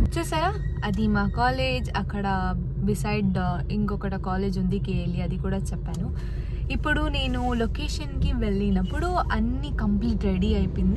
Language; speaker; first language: Telugu; non-native, local second language; Kannada